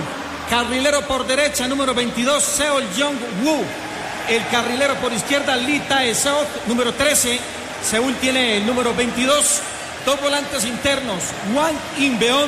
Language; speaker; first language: Spanish; native; Spanish